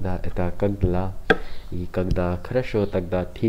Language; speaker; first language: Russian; non-native, learner; Hindi